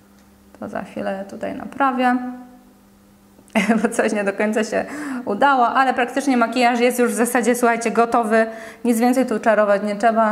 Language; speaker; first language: Polish; native; Polish